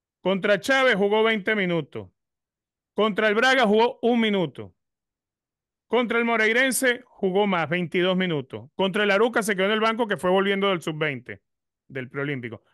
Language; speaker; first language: Spanish; native; Spanish